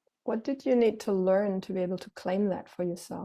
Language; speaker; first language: English; non-native, fluent; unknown